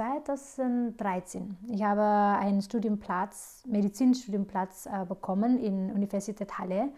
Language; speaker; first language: German; non-native, fluent; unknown